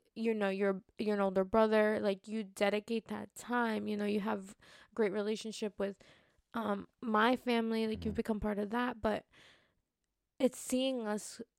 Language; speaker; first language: English; early bilingual, other home language; Spanish